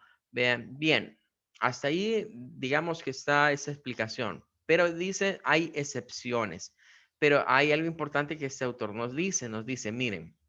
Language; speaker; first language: Spanish; native; Spanish